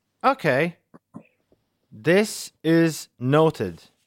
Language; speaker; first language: English; non-native, fluent; Latvian